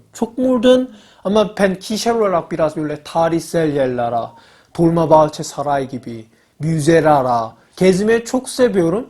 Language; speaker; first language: Turkish; non-native, learner; Korean